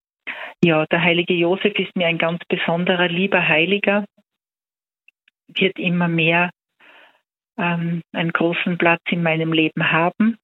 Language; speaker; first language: German; native; German